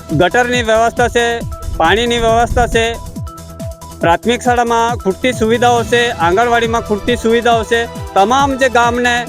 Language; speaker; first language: Gujarati; non-native, local second language; Bhili